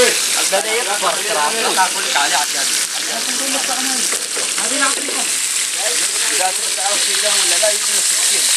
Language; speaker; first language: Arabic; native; Arabic